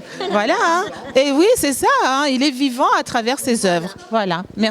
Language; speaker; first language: French; native; French